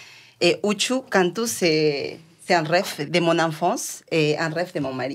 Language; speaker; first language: French; non-native, fluent; Spanish